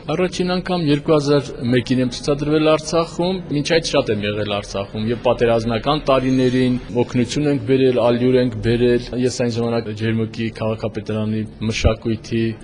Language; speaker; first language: Armenian; native; Armenian